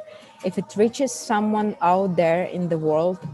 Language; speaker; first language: English; non-native, fluent; Russian